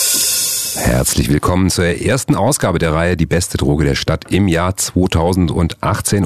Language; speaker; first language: German; native; German